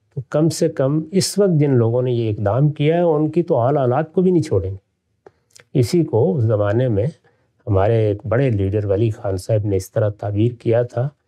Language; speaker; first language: Urdu; non-native, local second language; Punjabi